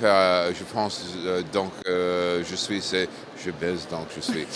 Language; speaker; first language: French; non-native, fluent; English